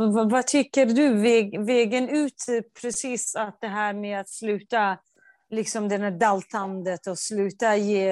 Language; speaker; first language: Swedish; non-native, fluent; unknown